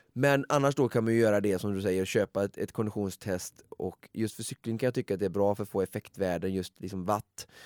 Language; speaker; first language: Swedish; native; Swedish